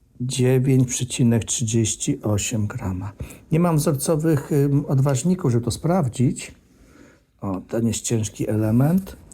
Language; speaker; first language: Polish; native; Polish